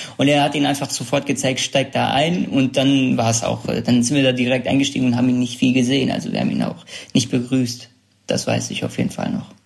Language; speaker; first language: German; early bilingual, other home language; Central Kurdish